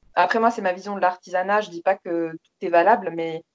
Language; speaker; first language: French; native; French